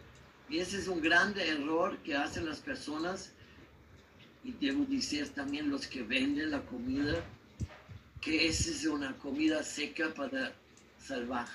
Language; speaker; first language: Spanish; non-native, learner; German